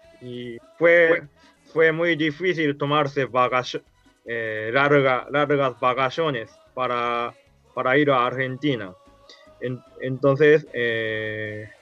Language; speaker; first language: Spanish; non-native, learner; Japanese